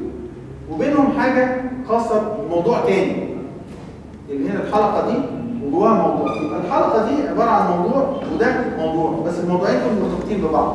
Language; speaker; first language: Arabic; native; Arabic